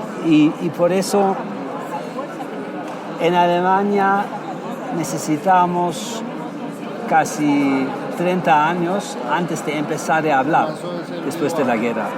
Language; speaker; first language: Spanish; non-native, fluent; German